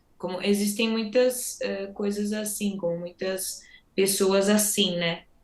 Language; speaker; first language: Portuguese; native; Portuguese